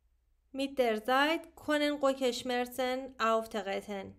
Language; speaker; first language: German; non-native, learner; Persian